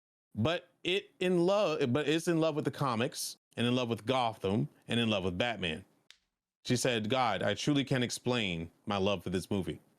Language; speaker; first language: English; native; English